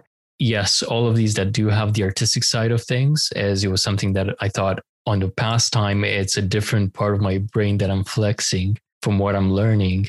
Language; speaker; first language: English; non-native, fluent; Romanian